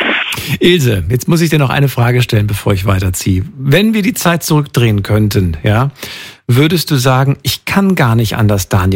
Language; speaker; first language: German; native; German